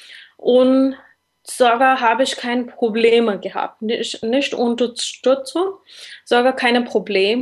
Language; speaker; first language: German; non-native, learner; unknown